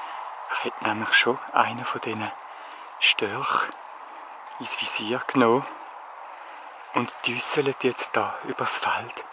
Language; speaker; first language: German; native; German